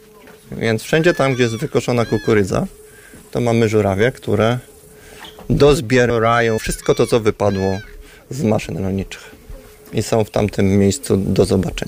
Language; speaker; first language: Polish; native; Polish